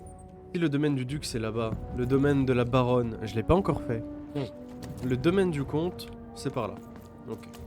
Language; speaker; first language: French; native; French